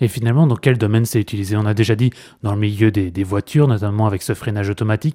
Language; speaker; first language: French; native; French